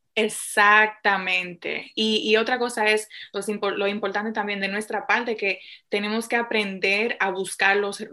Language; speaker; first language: Spanish; early bilingual, heritage; Spanish